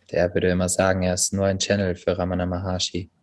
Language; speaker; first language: German; native; German